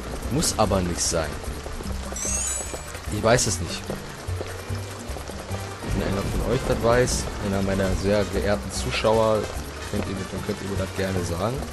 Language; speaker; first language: German; native; German